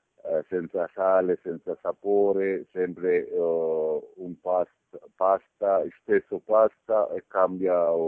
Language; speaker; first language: Italian; non-native, learner; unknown